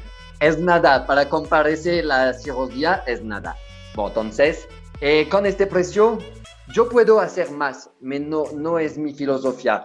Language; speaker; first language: Spanish; non-native, learner; French